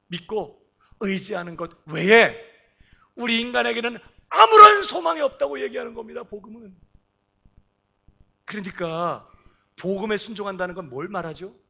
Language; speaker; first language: Korean; native; Korean